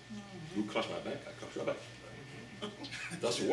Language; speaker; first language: English; non-native, local second language; French